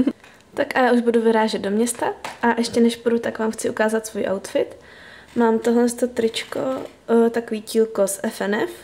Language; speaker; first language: Czech; native; Czech